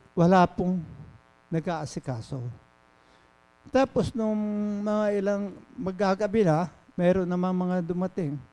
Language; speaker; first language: Filipino; non-native, local second language; Pangasinan